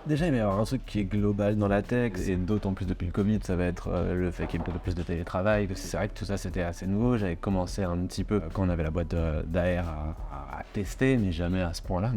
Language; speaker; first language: French; native; French